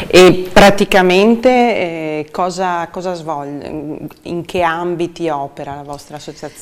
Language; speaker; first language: Italian; native; Italian